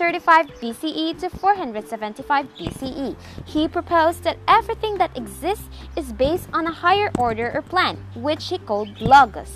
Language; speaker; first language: English; non-native, local second language; Cebuano